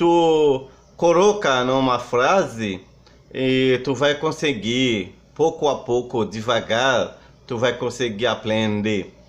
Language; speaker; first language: Portuguese; non-native, fluent; Haitian Creole